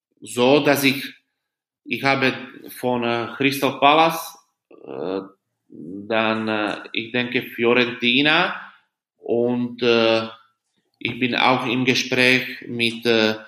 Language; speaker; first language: German; non-native, learner; Slovak